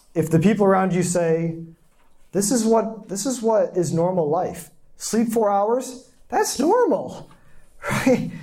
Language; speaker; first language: English; native; English